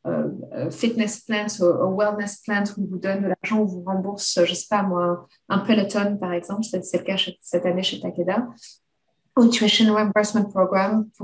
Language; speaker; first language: French; native; French